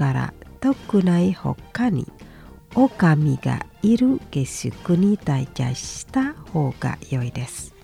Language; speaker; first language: Japanese; non-native, fluent; Indonesian